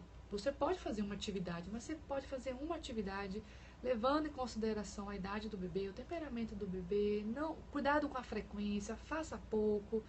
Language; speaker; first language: Portuguese; native; Portuguese